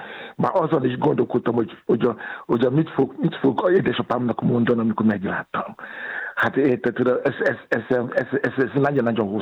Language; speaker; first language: Hungarian; non-native, fluent; Yoruba